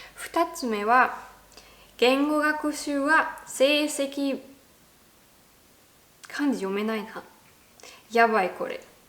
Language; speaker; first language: Japanese; non-native, fluent; German